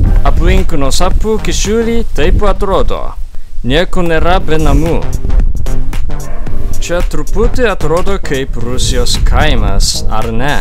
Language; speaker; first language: Lithuanian; non-native, fluent; Japanese